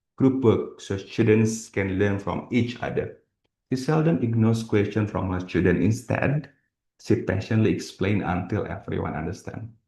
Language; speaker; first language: English; non-native, fluent; Indonesian